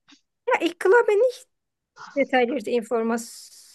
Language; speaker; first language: German; non-native, learner; Turkish